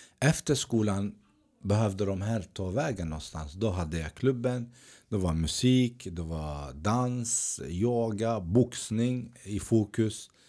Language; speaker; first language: Swedish; early bilingual, other home language; Arabic